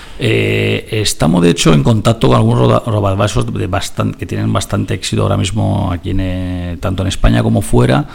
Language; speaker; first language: Spanish; non-native, fluent; Italian